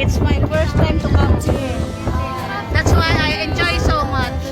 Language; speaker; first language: English; non-native, local second language; Filipino